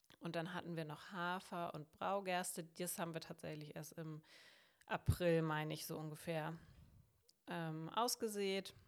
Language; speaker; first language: German; native; German